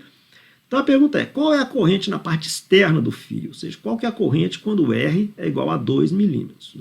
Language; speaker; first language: Portuguese; native; Portuguese